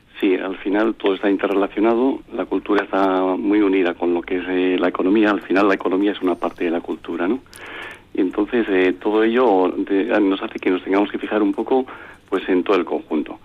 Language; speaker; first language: Spanish; native; Spanish